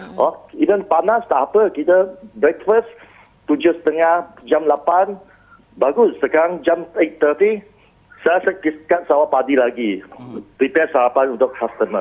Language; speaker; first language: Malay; non-native, local second language; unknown